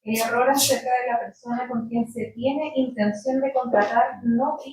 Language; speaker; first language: Spanish; native; Spanish